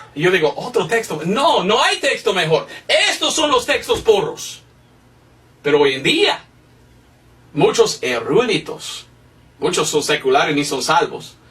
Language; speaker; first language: Spanish; non-native, fluent; English